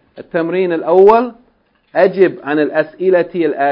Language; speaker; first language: Arabic; non-native, fluent; English